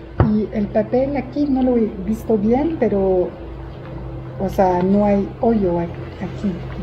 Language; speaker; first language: Spanish; non-native, fluent; French